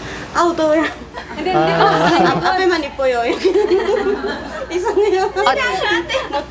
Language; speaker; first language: Korean; non-native, learner; Filipino